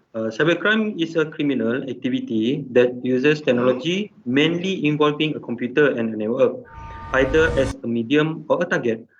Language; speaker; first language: English; non-native, local second language; Malay